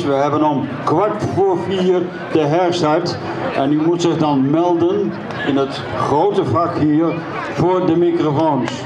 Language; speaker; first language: Dutch; native; Dutch